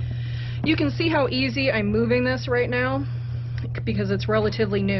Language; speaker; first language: English; native; English